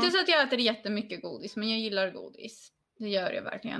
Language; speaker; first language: Swedish; non-native, fluent; Polish